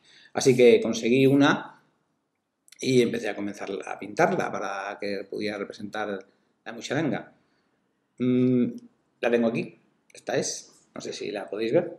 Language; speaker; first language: Spanish; native; Spanish